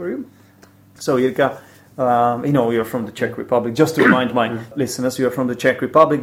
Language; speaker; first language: English; non-native, fluent; Czech